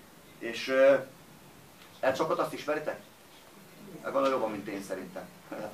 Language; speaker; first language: Hungarian; native; Hungarian